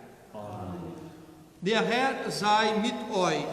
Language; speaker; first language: German; non-native, learner; Portuguese